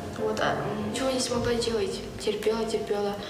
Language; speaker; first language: Russian; non-native, learner; Kyrgyz